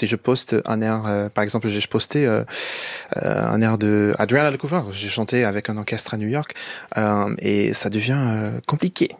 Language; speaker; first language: French; non-native, fluent; English